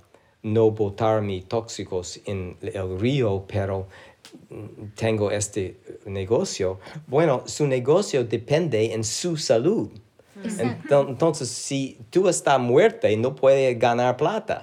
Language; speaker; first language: Spanish; non-native, fluent; English